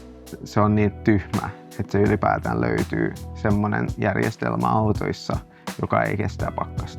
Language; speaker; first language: Finnish; non-native, local second language; Swedish